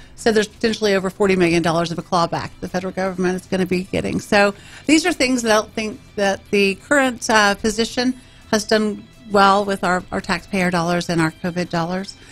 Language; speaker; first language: English; native; English